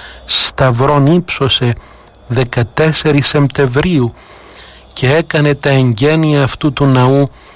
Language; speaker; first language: Greek; native; Greek